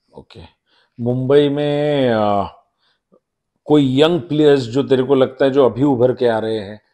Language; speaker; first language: Hindi; non-native, local second language; Marathi